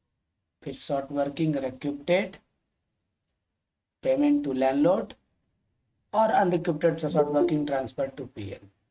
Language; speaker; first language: Hindi; native; Hindi